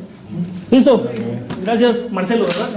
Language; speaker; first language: Spanish; native; Spanish